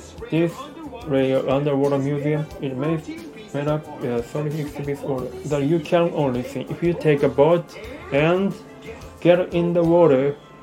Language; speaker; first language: English; non-native, learner; Japanese